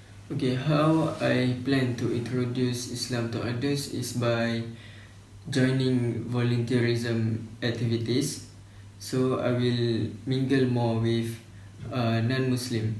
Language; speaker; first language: English; non-native, learner; Malay